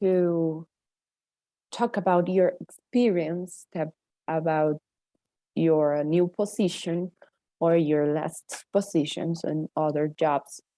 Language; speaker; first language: English; non-native, fluent; Spanish